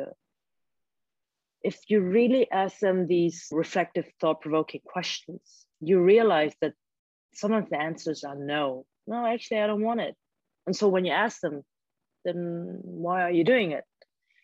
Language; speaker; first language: English; non-native, fluent; German